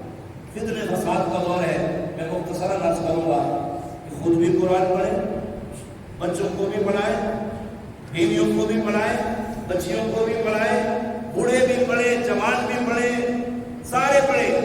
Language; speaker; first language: Urdu; native; Urdu